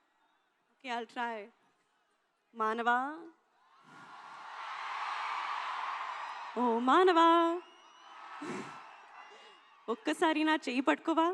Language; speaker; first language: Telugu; non-native, learner; Hindi